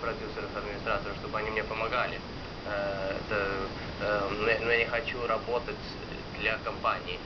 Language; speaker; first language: Russian; early bilingual, heritage; Russian